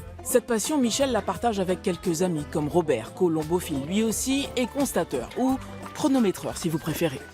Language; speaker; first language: French; native; French